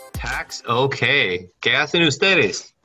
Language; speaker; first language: Spanish; non-native, learner; English